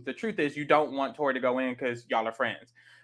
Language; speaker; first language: English; native; English